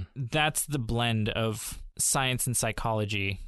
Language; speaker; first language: English; native; English